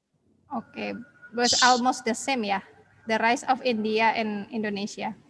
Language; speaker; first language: English; non-native, learner; Indonesian